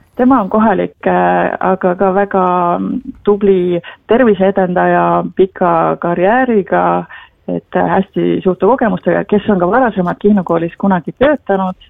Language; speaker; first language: Estonian; native; Estonian